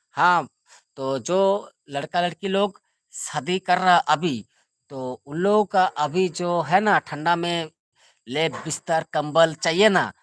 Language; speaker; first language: Hindi; non-native, local second language; Bangla